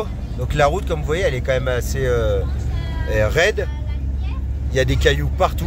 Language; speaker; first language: French; native; French